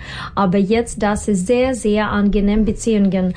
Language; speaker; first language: German; non-native, learner; Russian